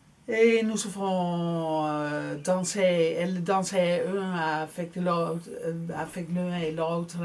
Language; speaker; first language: French; non-native, fluent; Dutch